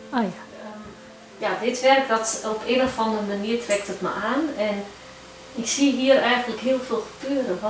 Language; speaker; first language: Dutch; early bilingual, heritage; Turkish